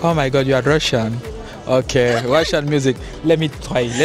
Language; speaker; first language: English; non-native, learner; French